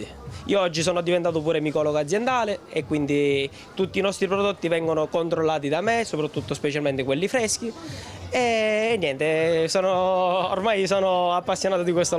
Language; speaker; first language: Italian; native; Italian